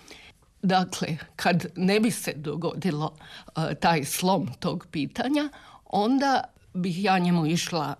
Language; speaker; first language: Serbian; native; Serbian